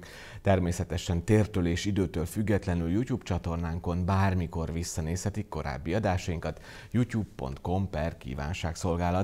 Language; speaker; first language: Hungarian; native; Hungarian